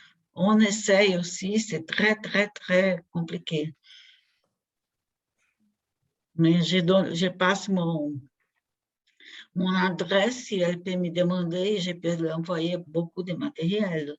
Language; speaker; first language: French; non-native, fluent; Portuguese